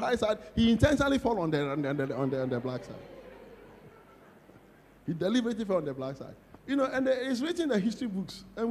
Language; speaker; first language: English; non-native, local second language; Akan